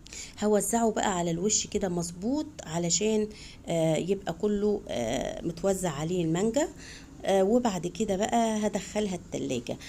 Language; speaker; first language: Arabic; native; Arabic